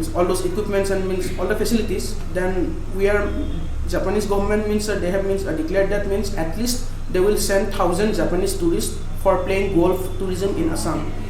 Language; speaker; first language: English; non-native, local second language; Assamese